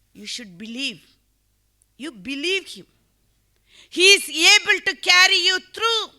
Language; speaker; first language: English; non-native, local second language; Tamil